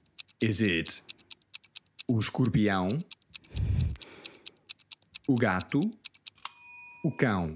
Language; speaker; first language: Portuguese; early bilingual, heritage; Portuguese